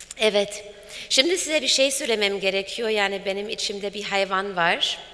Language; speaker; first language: Turkish; non-native, fluent; German